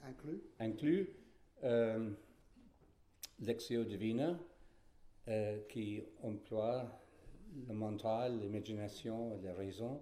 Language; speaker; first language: French; non-native, fluent; English